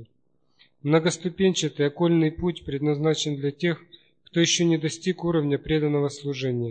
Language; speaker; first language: Russian; native; Russian